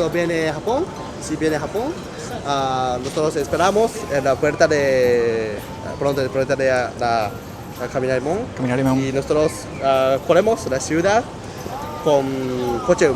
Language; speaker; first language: Spanish; non-native, learner; Japanese